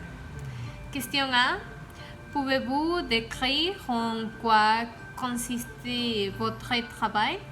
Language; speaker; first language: French; non-native, learner; Spanish